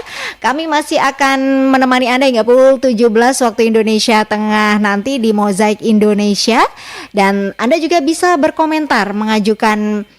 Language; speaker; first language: Indonesian; native; Indonesian